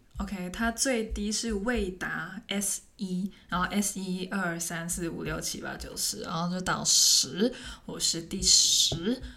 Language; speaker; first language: Chinese; non-native, local second language; Cantonese